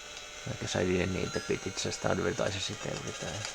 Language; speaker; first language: English; non-native, fluent; Finnish